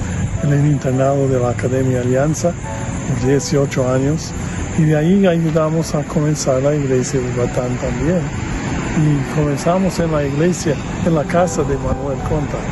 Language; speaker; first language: Spanish; non-native, fluent; English